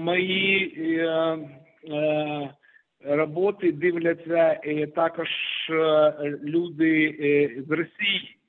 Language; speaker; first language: Ukrainian; non-native, local second language; Russian